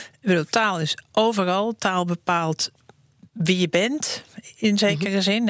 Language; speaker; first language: Dutch; native; Dutch